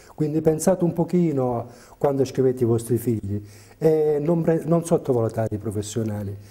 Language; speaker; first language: Italian; native; Italian